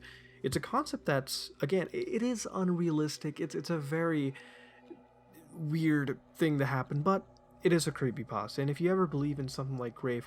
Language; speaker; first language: English; native; English